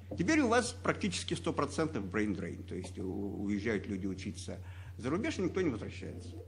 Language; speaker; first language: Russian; native; Russian